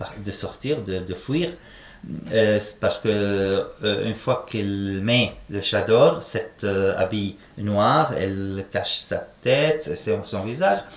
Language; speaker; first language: French; non-native, fluent; Arabic